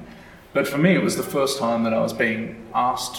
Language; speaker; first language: English; native; English